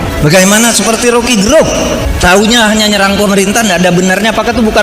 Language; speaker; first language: Indonesian; native; Indonesian